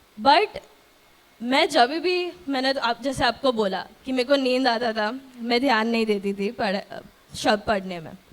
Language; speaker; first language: Hindi; non-native, local second language; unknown